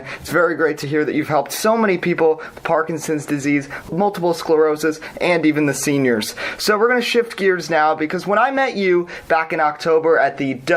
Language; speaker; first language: English; native; English